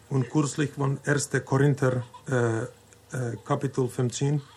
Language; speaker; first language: German; non-native, learner; Finnish